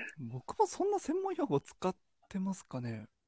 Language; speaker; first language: Japanese; native; Japanese